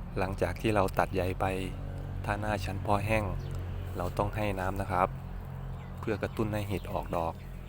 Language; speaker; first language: Thai; non-native, local second language; Northeastern Thai